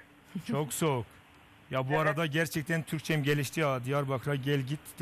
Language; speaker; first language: Turkish; non-native, local second language; Kurdish